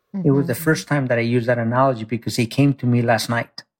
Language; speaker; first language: English; early bilingual, other home language; Spanish